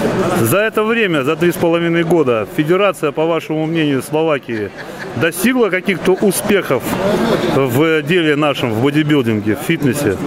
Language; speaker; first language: Russian; native; Russian